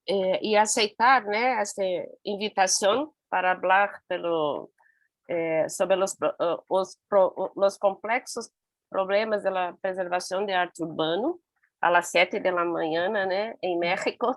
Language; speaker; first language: Portuguese; non-native, learner; Spanish